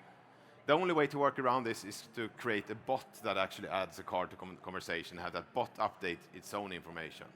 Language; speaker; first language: English; non-native, fluent; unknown